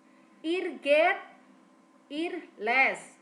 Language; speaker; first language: German; non-native, fluent; Indonesian